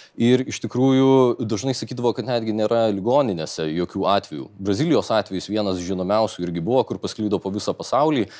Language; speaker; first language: Lithuanian; native; Lithuanian